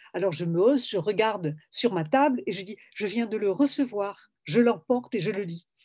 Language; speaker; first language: French; native; French